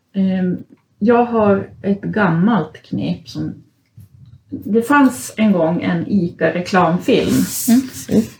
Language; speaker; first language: Swedish; early bilingual, other home language; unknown